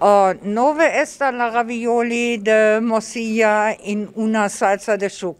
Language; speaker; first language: Spanish; non-native, learner; German